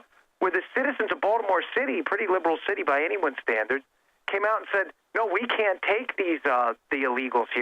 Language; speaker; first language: English; native; English